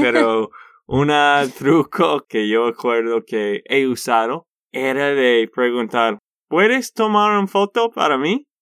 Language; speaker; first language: Spanish; non-native, learner; English